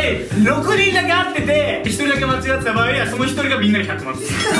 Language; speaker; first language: Japanese; native; Japanese